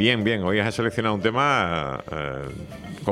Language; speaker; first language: Spanish; native; Spanish